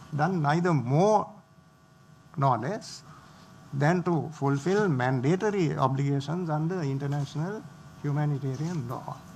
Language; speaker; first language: English; non-native, local second language; Sinhala